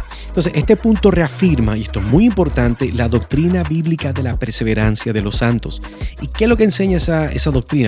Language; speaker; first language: Spanish; native; Spanish